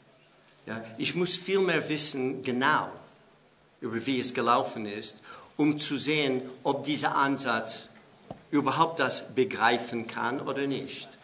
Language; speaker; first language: German; non-native, fluent; English